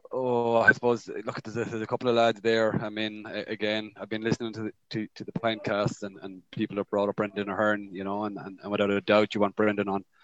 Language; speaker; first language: English; native; English